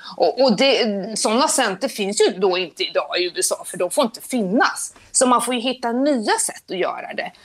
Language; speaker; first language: Swedish; native; Swedish